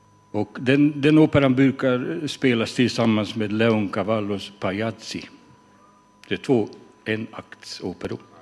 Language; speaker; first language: Swedish; non-native, fluent; Hungarian